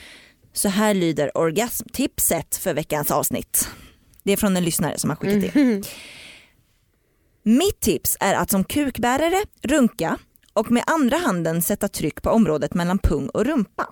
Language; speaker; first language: Swedish; native; Swedish